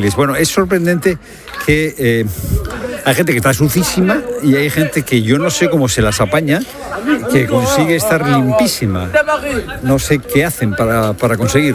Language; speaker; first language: Spanish; native; Spanish